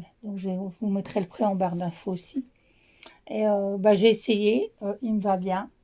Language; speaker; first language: French; native; French